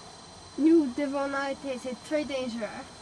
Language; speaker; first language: French; non-native, learner; English